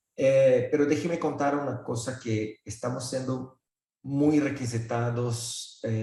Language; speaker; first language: Spanish; non-native, fluent; Portuguese